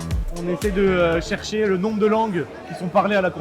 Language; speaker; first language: French; native; French